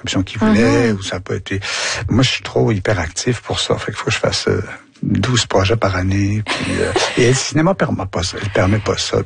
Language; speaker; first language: French; native; French